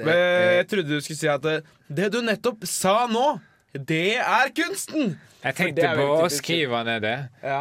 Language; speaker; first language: Norwegian; native; Norwegian